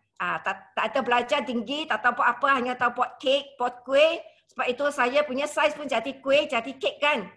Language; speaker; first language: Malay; non-native, local second language; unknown